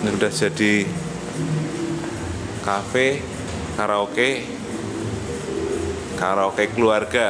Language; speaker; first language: Indonesian; native; Indonesian